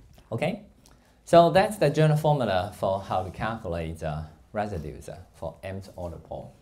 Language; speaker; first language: English; non-native, fluent; Chinese